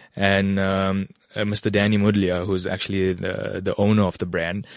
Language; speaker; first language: English; native; English